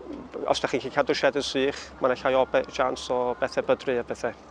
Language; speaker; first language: Welsh; native; Welsh